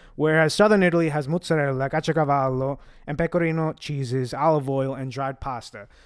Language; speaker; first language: English; early bilingual, other home language; Italian